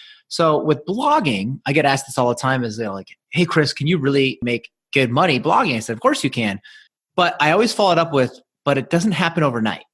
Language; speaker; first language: English; native; English